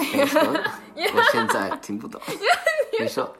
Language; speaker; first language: Chinese; non-native, learner; English